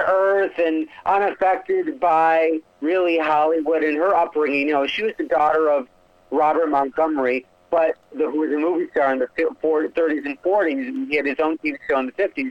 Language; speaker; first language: English; native; English